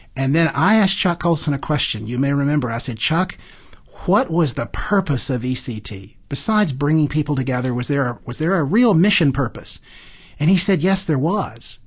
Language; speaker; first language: English; native; English